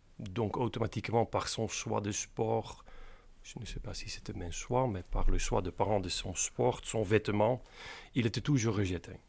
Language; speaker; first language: French; non-native, fluent; Dutch